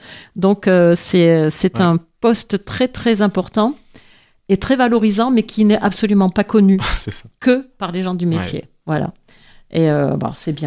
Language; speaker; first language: French; native; French